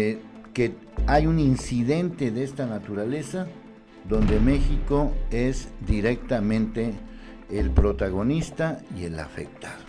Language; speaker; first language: Spanish; native; Spanish